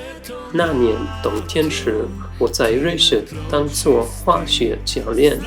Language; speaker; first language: Chinese; non-native, fluent; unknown